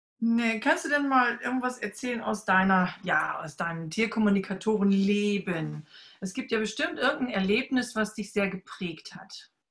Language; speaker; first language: German; native; German